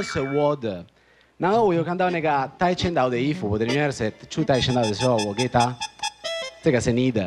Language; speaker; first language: Chinese; non-native, fluent; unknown